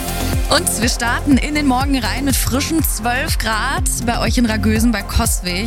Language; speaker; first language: German; native; German